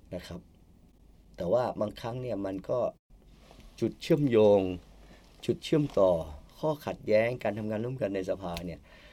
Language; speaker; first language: Thai; native; Thai